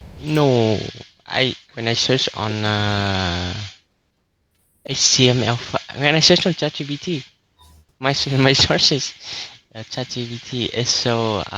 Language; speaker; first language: English; non-native, learner; Vietnamese